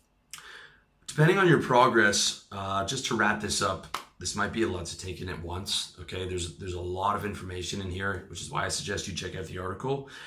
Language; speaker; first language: English; native; English